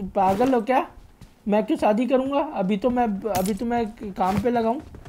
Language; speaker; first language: Hindi; native; Hindi